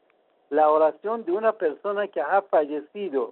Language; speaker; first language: Spanish; non-native, fluent; Persian